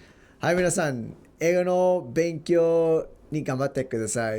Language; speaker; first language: Japanese; non-native, learner; English